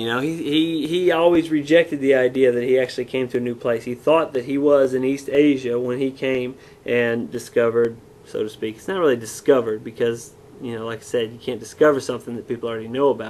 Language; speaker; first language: English; native; English